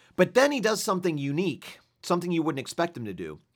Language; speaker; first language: English; native; English